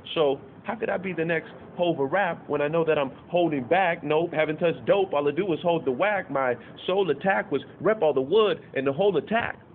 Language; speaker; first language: English; native; English